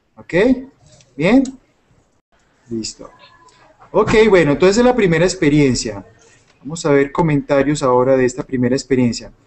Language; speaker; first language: Spanish; native; Spanish